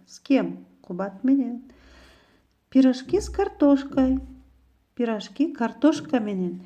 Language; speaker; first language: Russian; non-native, local second language; Kyrgyz